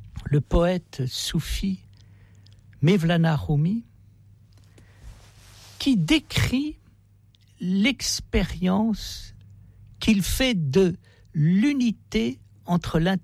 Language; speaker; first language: French; native; French